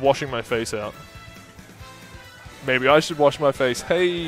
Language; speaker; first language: English; native; English